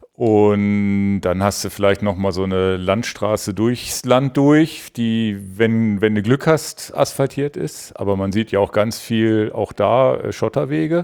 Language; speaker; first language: German; native; German